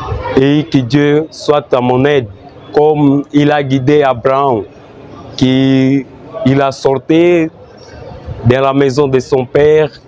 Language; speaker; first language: French; non-native, learner; Portuguese